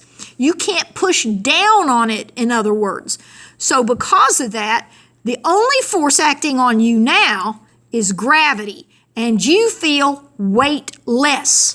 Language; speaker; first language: English; native; English